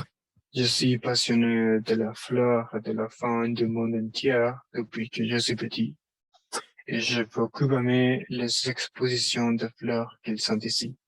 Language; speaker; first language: French; non-native, learner; Spanish